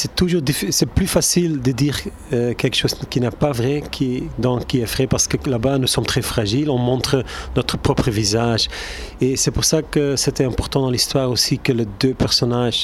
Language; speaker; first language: French; non-native, local second language; Turkish